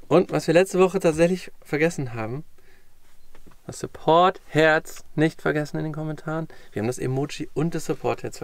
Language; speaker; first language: German; native; German